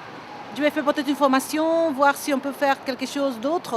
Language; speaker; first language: French; non-native, fluent; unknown